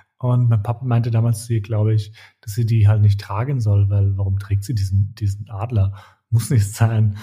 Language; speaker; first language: German; early bilingual, other home language; Albanian